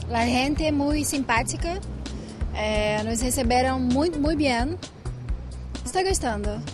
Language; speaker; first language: Spanish; non-native, learner; Portuguese